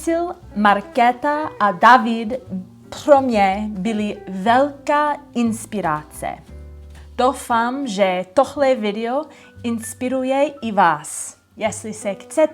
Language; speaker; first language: Czech; non-native, fluent; English